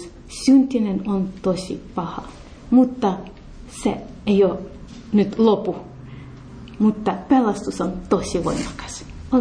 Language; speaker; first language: Finnish; non-native, learner; Russian